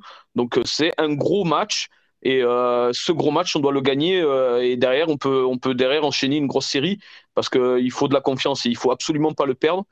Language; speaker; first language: French; native; French